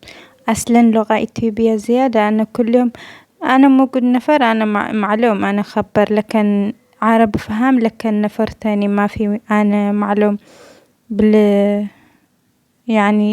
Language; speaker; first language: Arabic; non-native, learner; Amharic